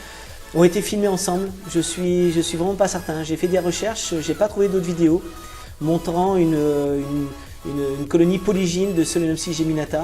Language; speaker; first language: French; native; French